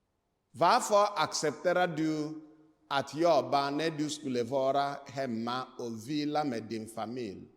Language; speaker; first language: Swedish; non-native, fluent; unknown